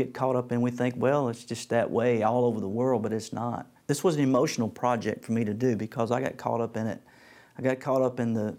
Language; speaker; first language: English; native; English